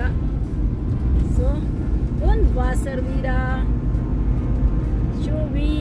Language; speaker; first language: German; non-native, learner; Filipino